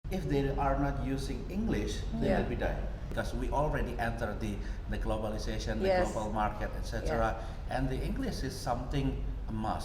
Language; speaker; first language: English; non-native, fluent; Indonesian